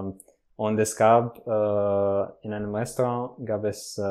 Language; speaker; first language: German; non-native, fluent; Italian